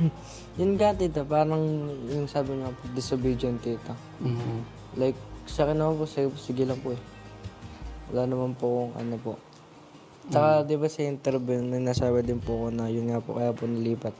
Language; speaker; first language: Filipino; native; Filipino